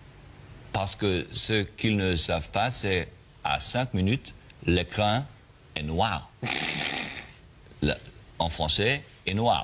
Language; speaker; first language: French; non-native, learner; German